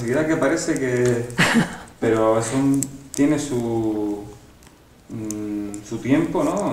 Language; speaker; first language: Spanish; native; Spanish